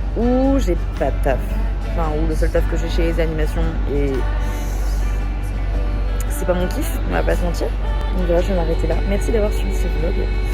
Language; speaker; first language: French; native; French